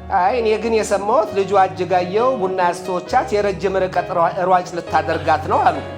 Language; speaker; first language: Amharic; native; Amharic